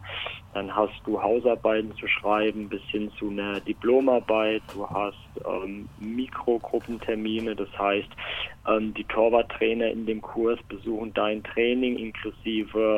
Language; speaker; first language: German; native; German